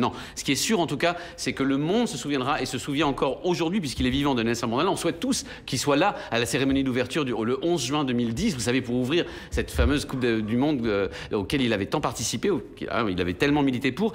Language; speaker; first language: French; native; French